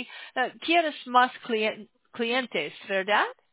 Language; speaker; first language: Spanish; non-native, learner; English